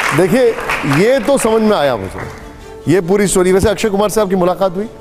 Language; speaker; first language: Hindi; native; Hindi